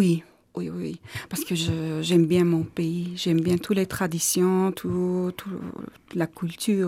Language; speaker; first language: French; non-native, learner; Armenian